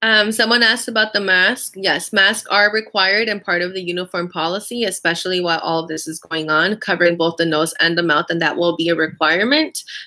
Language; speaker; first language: English; early bilingual, other home language; Spanish